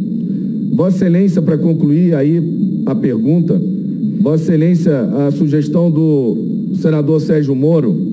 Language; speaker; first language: Portuguese; native; Portuguese